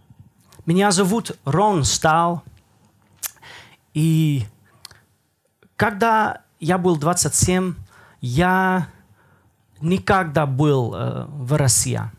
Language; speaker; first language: Russian; non-native, learner; Dutch